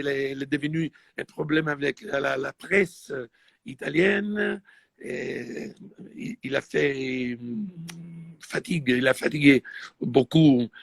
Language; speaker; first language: French; non-native, fluent; Italian